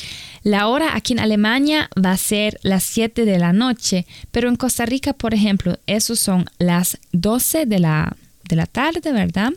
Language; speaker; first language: Spanish; non-native, fluent; German